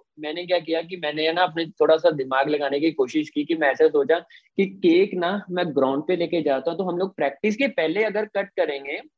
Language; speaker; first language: Hindi; non-native, local second language; Punjabi